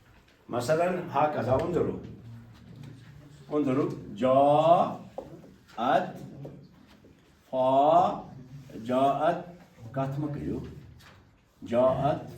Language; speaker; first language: Arabic; non-native, fluent; Kashmiri